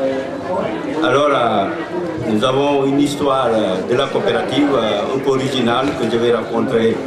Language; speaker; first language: French; non-native, local second language; Wolof